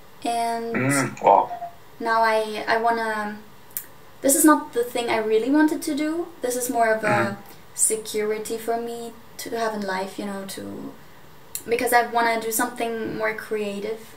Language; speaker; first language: English; non-native, fluent; German